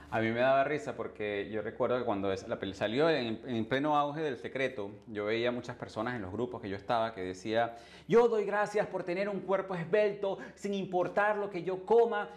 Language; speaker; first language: Spanish; native; Spanish